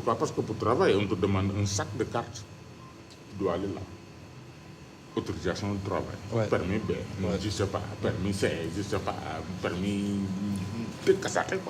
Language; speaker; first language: French; non-native, local second language; Wolof